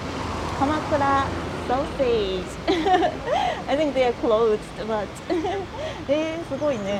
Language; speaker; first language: English; non-native, fluent; Japanese